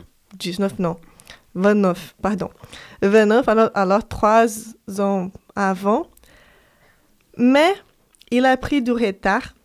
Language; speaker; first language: French; non-native, fluent; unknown